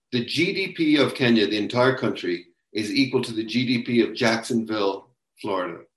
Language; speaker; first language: English; native; English